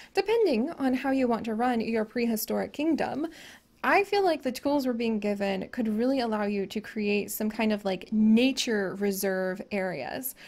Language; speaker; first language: English; native; English